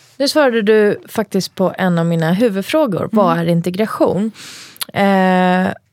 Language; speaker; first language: Swedish; early bilingual, other home language; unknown